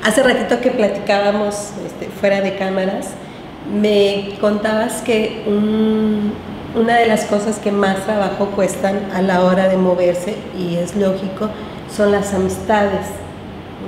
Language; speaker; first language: Spanish; native; Spanish